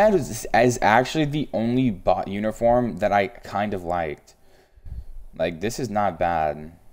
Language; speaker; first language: English; native; English